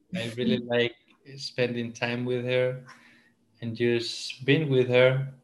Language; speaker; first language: English; non-native, fluent; Spanish